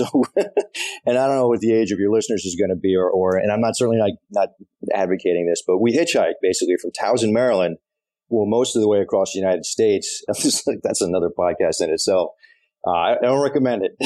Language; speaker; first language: English; native; English